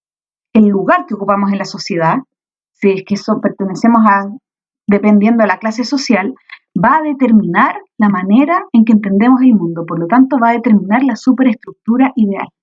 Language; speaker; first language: Spanish; native; Spanish